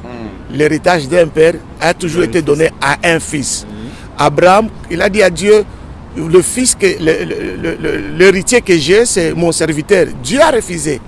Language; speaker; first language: French; non-native, local second language; Lingala